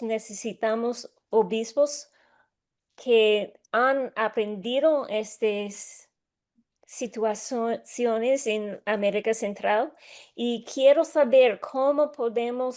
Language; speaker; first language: Spanish; non-native, learner; English